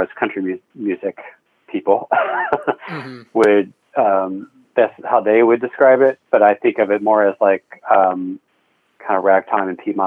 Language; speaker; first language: English; native; English